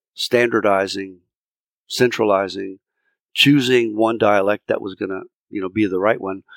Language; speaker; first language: English; early bilingual, other home language; French